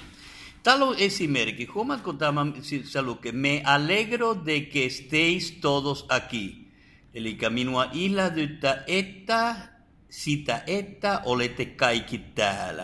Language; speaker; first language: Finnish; non-native, fluent; Spanish